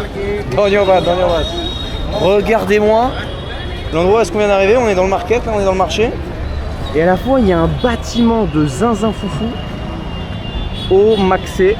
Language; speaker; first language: French; native; French